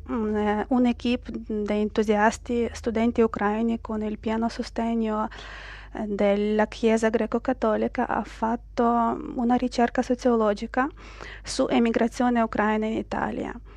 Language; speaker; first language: Italian; non-native, fluent; Ukrainian